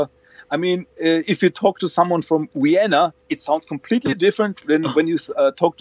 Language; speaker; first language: English; non-native, fluent; German